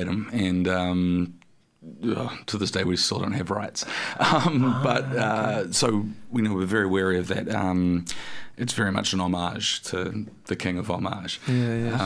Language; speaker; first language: English; native; English